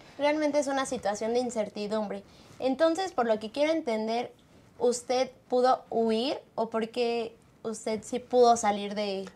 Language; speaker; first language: Spanish; native; Spanish